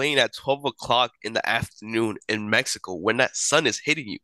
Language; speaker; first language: English; native; English